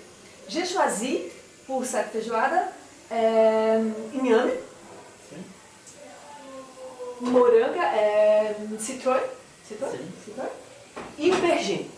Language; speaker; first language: French; non-native, learner; Portuguese